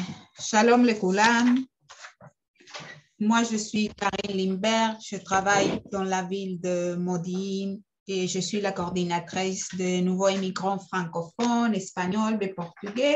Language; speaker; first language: French; non-native, fluent; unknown